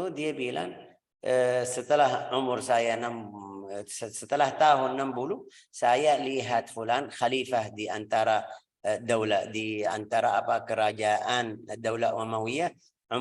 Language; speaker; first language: Indonesian; non-native, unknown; Arabic